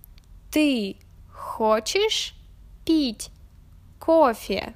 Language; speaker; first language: Russian; non-native, learner; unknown